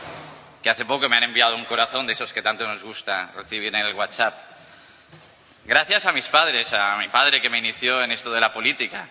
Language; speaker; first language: Spanish; native; Spanish